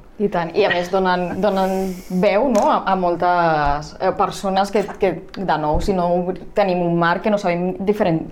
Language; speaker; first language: Catalan; non-native, local second language; Spanish